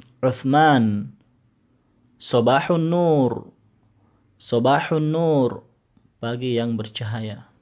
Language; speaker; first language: Indonesian; native; Indonesian